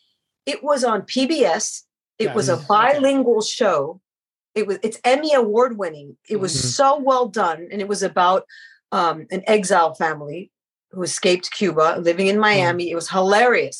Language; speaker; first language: English; native; English